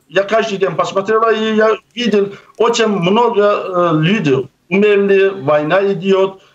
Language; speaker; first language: Russian; non-native, local second language; Azerbaijani